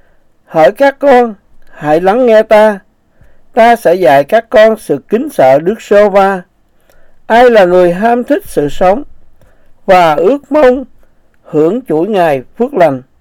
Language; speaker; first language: Vietnamese; native; Vietnamese